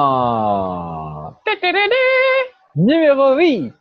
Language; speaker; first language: French; non-native, learner; Portuguese